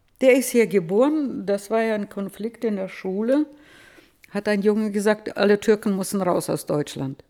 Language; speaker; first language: German; early bilingual, heritage; Russian